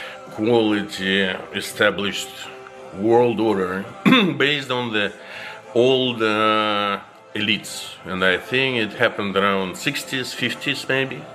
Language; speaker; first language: English; non-native, fluent; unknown